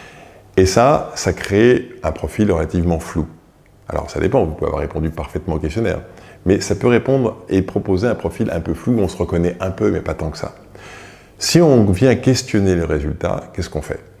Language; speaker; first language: French; native; French